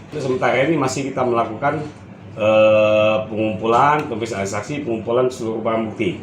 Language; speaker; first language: Indonesian; native; Indonesian